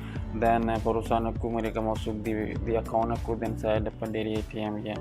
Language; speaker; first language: Indonesian; non-native, learner; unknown